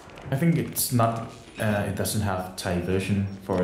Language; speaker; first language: English; non-native, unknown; Thai